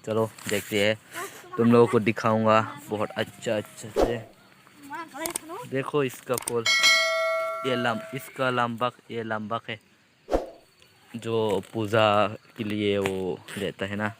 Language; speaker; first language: Hindi; non-native, local second language; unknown